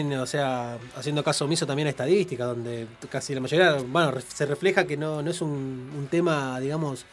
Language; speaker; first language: Spanish; native; Spanish